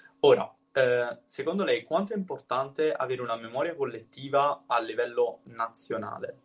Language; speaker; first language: Italian; native; Italian